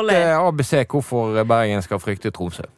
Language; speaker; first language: Norwegian; native; Norwegian